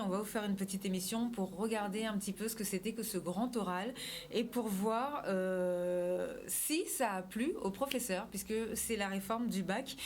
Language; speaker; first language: French; native; French